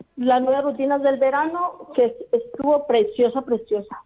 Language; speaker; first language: Spanish; native; Spanish